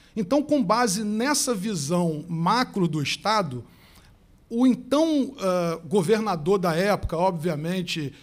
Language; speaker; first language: Portuguese; native; Portuguese